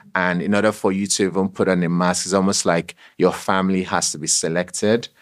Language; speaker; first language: English; non-native, local second language; Yoruba